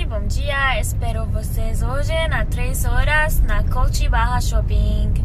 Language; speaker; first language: Portuguese; non-native, fluent; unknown